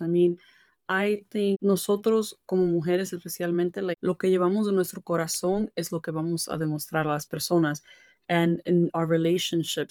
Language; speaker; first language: Spanish; native; Spanish